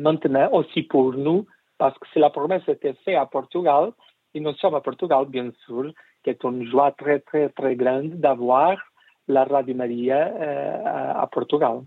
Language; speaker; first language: French; non-native, learner; Portuguese